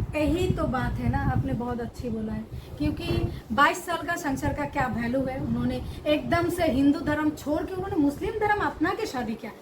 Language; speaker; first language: Hindi; non-native, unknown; Bangla